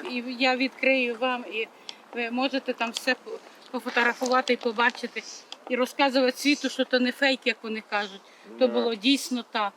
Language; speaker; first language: Ukrainian; native; Ukrainian